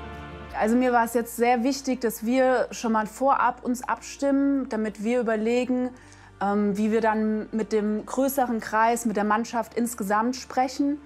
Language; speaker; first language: German; native; German